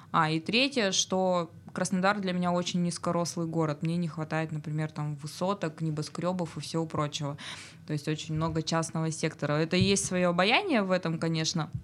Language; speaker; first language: Russian; native; Russian